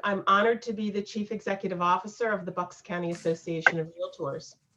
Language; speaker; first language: English; native; English